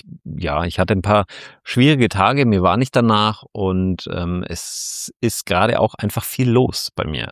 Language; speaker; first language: German; native; German